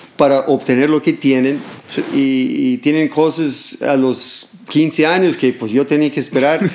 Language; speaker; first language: Spanish; non-native, fluent; English